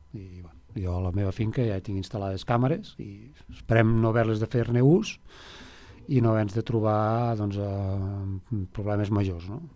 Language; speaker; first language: Catalan; native; Catalan